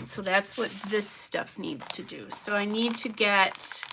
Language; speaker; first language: English; native; English